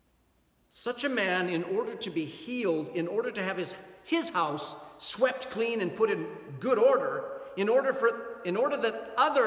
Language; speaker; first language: English; native; English